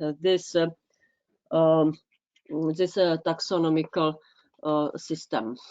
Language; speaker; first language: English; non-native, fluent; Czech